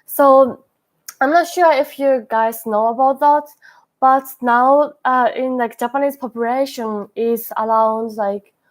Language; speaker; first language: English; non-native, learner; Japanese